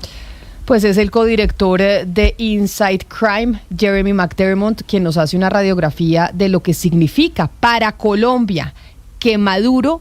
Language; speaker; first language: Spanish; native; Spanish